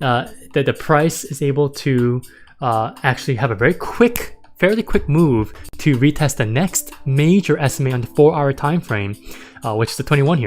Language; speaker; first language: English; native; English